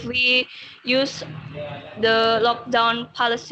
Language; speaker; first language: English; non-native, learner; Indonesian